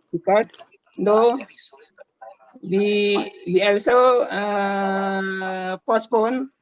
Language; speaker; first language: English; non-native, learner; Indonesian